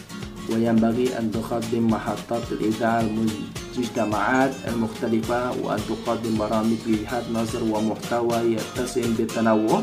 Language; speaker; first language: Arabic; non-native, fluent; Indonesian